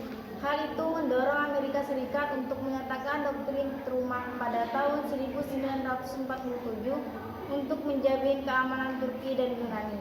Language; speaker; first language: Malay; non-native, local second language; Madurese